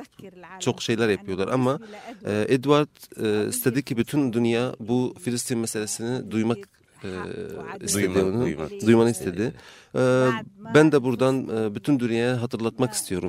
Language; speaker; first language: Turkish; non-native, fluent; Arabic